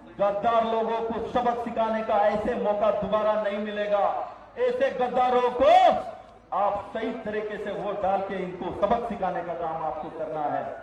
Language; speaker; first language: Hindi; non-native, local second language; Kannada